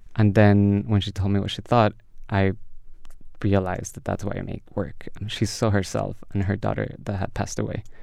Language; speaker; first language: English; early bilingual, other home language; Spanish